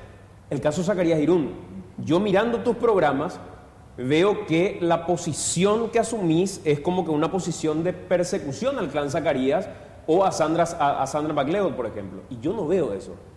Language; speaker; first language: Spanish; native; Spanish